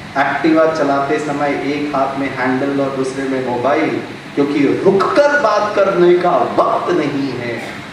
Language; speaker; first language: Hindi; non-native, local second language; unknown